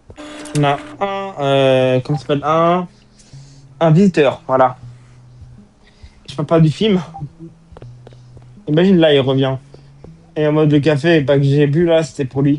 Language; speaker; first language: French; native; French